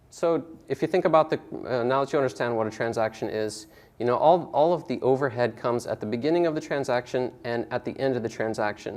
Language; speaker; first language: English; native; English